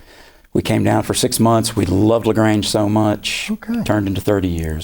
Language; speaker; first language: English; native; English